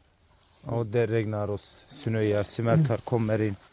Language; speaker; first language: Swedish; non-native, learner; Turkish